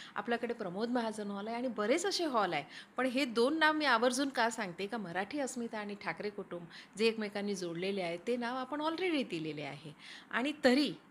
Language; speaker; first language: Marathi; non-native, local second language; Hindi